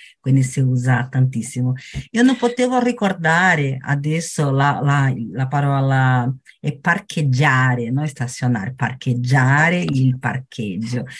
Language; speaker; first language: Italian; non-native, fluent; Portuguese